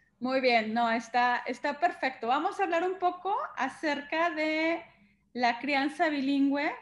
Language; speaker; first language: Spanish; native; Spanish